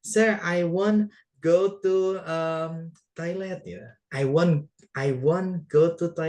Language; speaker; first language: English; non-native, fluent; Indonesian